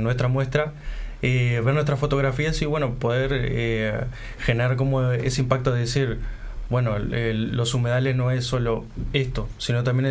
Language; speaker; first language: Spanish; native; Spanish